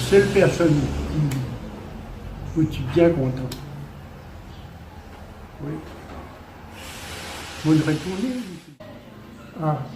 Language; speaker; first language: French; non-native, local second language; Morisyen